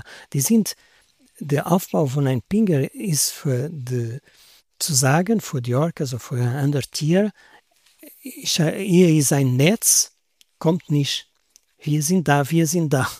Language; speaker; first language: German; non-native, learner; Portuguese